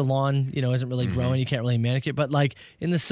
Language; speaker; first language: English; native; English